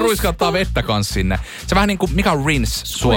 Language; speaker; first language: Finnish; native; Finnish